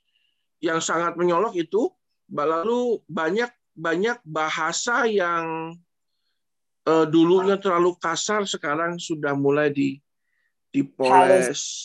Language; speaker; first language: Indonesian; native; Indonesian